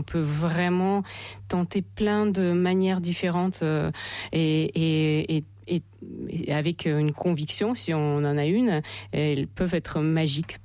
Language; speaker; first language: French; non-native, fluent; Russian